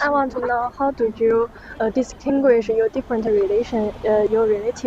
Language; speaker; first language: English; non-native, learner; Chinese